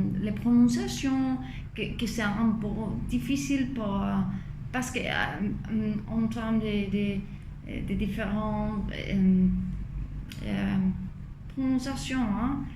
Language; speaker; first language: French; non-native, fluent; Spanish